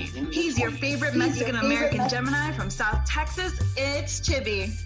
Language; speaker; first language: English; early bilingual, other home language; Spanish